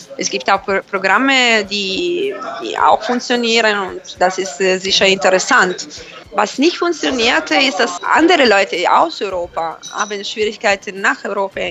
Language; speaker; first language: German; non-native, fluent; Italian